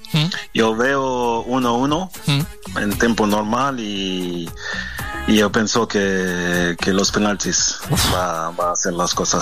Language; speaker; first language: Spanish; non-native, learner; French